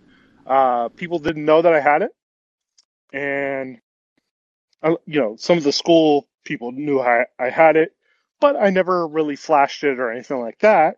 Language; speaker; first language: English; native; English